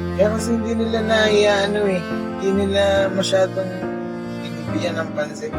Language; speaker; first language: Filipino; native; Filipino